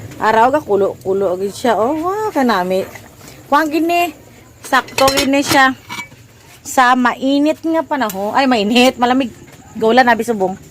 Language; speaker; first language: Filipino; native; Filipino